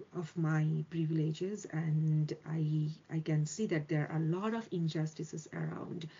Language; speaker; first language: English; non-native, local second language; Bangla